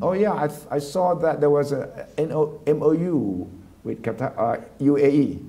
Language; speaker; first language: English; non-native, fluent; Thai